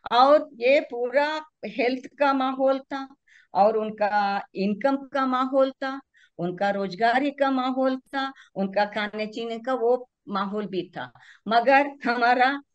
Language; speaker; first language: Hindi; non-native, local second language; Kannada